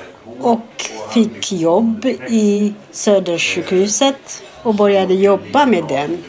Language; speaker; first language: Swedish; non-native, fluent; Amharic